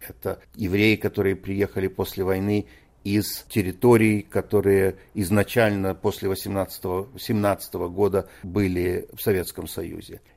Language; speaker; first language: Russian; native; Russian